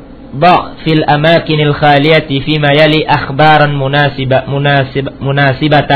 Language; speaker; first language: Arabic; non-native, fluent; Indonesian